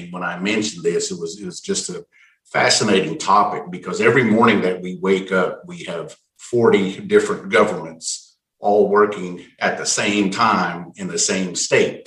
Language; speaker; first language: English; native; English